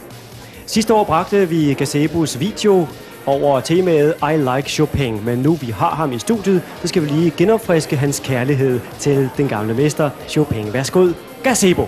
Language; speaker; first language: Danish; native; Danish